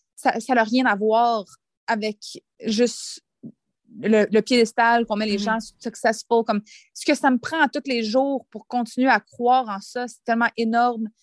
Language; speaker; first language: French; native; French